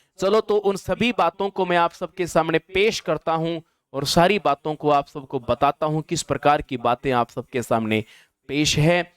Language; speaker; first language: Hindi; native; Hindi